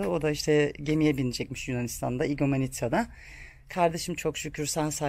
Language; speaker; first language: Turkish; early bilingual, heritage; Turkish